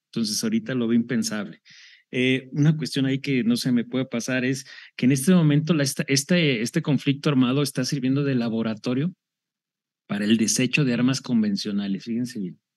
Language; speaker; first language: Spanish; native; Spanish